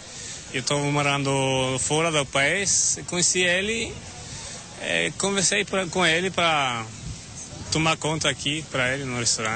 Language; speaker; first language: Portuguese; non-native, fluent; Swedish